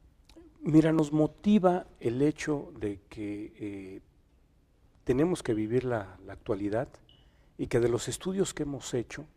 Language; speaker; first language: Spanish; native; Spanish